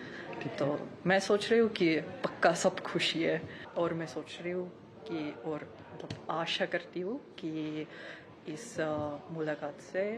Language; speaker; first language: Hindi; non-native, learner; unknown